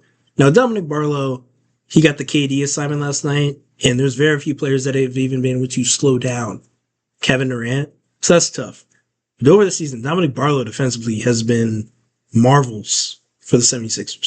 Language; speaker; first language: English; native; English